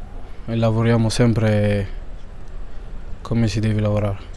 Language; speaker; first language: Italian; non-native, fluent; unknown